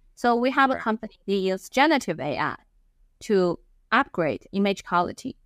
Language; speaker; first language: English; non-native, fluent; Chinese